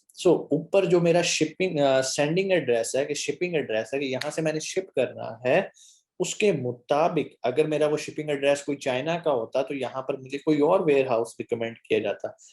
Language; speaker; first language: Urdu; native; Urdu